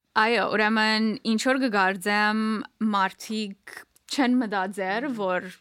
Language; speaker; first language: Armenian; early bilingual, heritage; Armenian